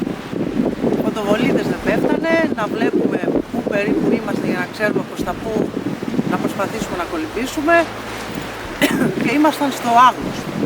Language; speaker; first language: Greek; native; Greek